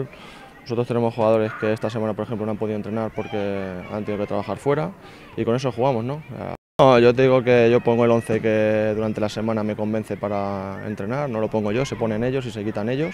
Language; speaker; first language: Spanish; native; Spanish